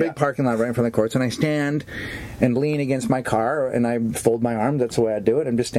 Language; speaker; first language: English; native; English